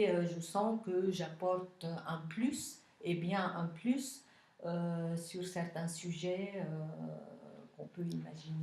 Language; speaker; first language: French; non-native, local second language; Arabic